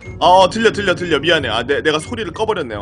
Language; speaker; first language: Korean; native; Korean